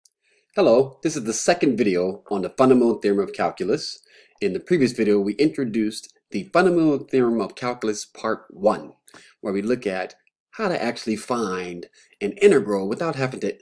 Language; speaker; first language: English; native; English